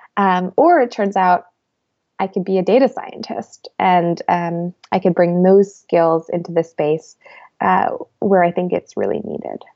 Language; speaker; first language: English; early bilingual, other home language; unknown